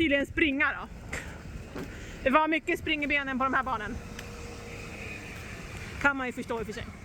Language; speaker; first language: Swedish; native; Swedish